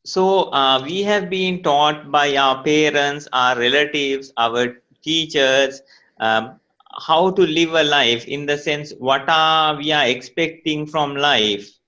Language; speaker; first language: English; non-native, local second language; Sinhala